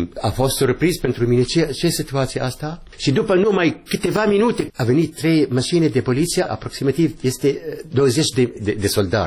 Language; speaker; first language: Romanian; non-native, learner; Arabic